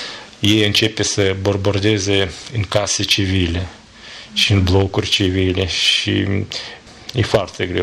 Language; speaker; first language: Romanian; non-native, learner; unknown